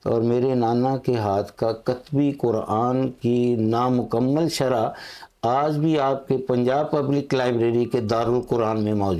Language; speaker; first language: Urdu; non-native, local second language; Punjabi